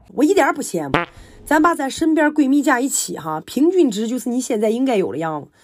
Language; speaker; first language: Chinese; native; Chinese